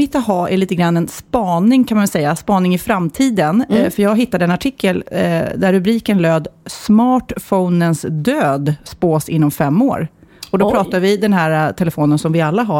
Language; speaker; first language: Swedish; native; Swedish